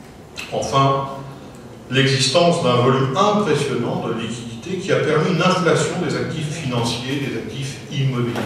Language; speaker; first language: French; native; French